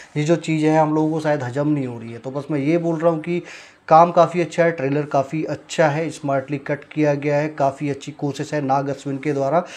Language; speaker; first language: Hindi; native; Hindi